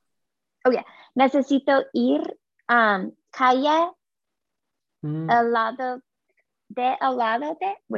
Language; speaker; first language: Spanish; non-native, learner; English